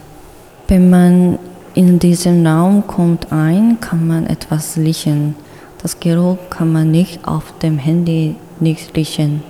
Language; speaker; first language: German; non-native, learner; Korean